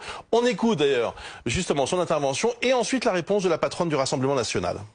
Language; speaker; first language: French; native; French